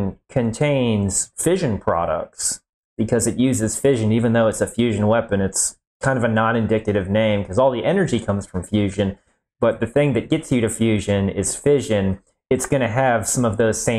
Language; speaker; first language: English; native; English